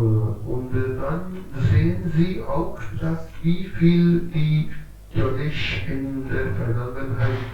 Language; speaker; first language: German; non-native, learner; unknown